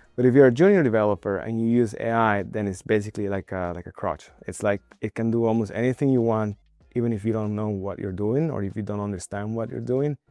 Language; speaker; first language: English; non-native, fluent; Spanish